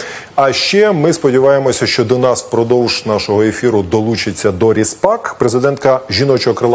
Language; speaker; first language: Ukrainian; native; Ukrainian